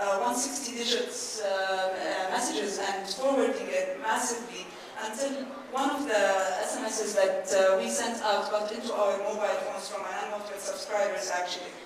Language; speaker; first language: English; non-native, fluent; Arabic